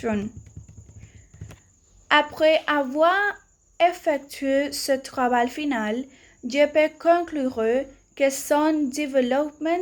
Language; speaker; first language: French; non-native, learner; Spanish